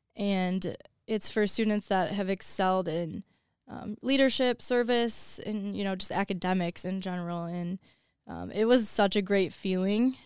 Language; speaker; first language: English; native; English